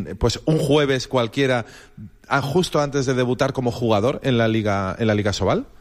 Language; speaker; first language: Spanish; native; Spanish